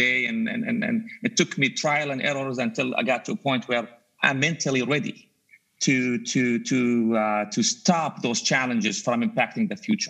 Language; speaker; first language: English; non-native, fluent; Arabic